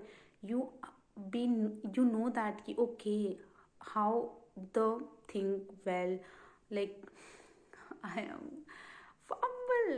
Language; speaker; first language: English; non-native, learner; Hindi